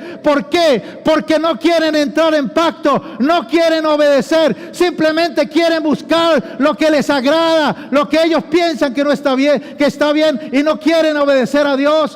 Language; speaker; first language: Spanish; native; Spanish